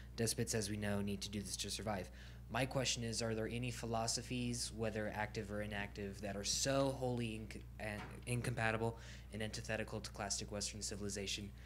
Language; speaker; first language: English; non-native, fluent; Chinese